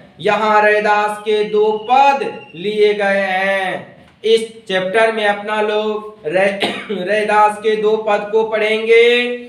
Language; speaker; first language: Hindi; native; Hindi